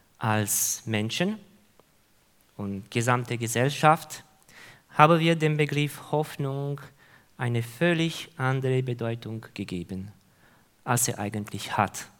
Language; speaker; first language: German; non-native, fluent; Hungarian